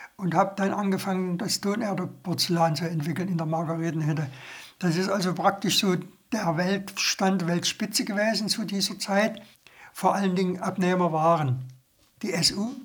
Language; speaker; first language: German; native; German